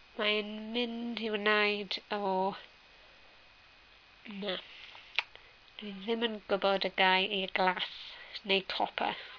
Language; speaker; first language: Welsh; non-native, learner; English